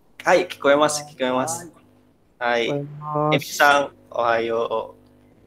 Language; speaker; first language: Japanese; non-native, learner; Indonesian